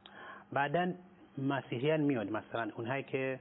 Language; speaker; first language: Persian; non-native, fluent; Nyanja